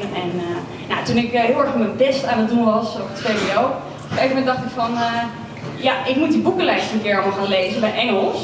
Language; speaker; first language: Dutch; native; Dutch